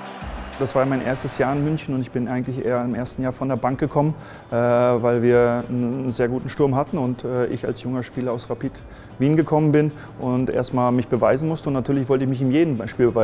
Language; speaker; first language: German; native; German